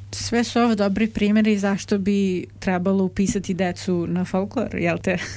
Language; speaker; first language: Serbian; native; Serbian